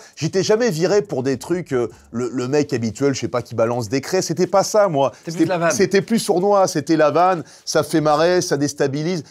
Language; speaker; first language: French; native; French